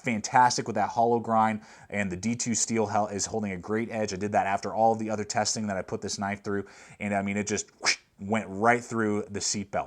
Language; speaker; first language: English; native; English